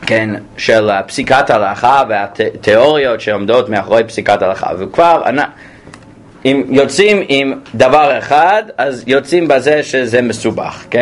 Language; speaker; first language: Hebrew; non-native, fluent; English